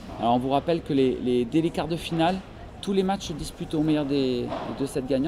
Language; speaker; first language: French; native; French